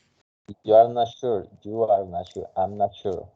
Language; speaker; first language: English; non-native, fluent; Spanish